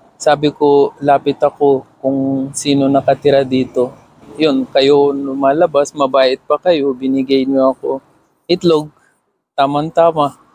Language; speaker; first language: Filipino; non-native, learner; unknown